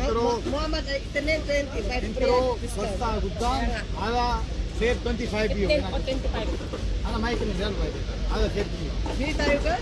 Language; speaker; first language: Arabic; non-native, learner; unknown